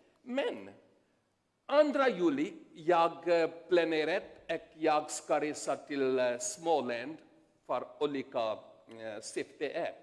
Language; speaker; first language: Swedish; non-native, learner; Urdu